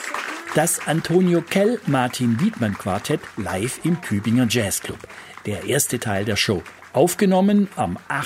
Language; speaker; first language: German; native; German